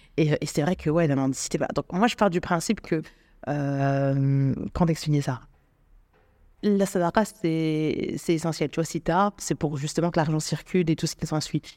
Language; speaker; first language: French; native; French